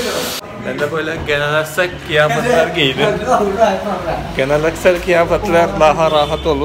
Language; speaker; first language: Turkish; non-native, fluent; Malayalam